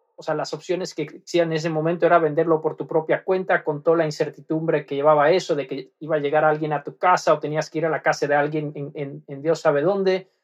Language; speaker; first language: Spanish; non-native, fluent; Dutch